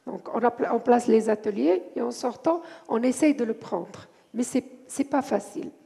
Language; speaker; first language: French; non-native, local second language; Arabic